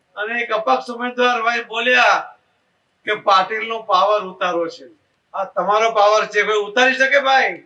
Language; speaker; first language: Gujarati; non-native, local second language; Marathi